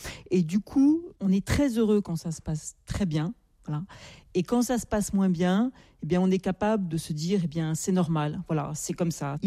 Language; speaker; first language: French; native; French